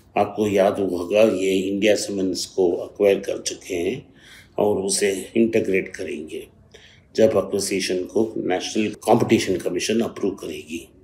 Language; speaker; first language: Hindi; non-native, local second language; Tamil